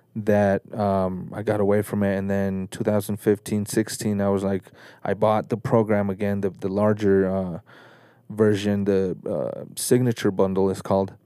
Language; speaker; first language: English; early bilingual, other home language; Spanish